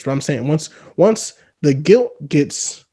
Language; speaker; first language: English; native; English